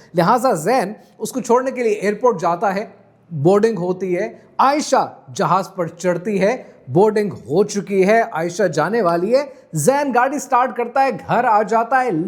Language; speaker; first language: Urdu; non-native, local second language; Punjabi